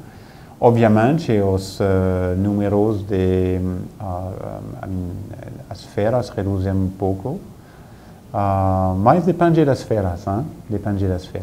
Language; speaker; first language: Portuguese; non-native, fluent; French